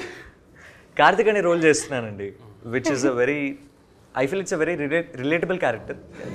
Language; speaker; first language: Telugu; native; Telugu